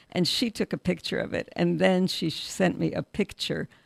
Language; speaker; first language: English; early bilingual, other home language; Russian